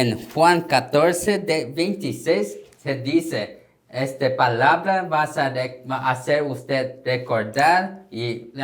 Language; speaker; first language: Spanish; non-native, learner; Korean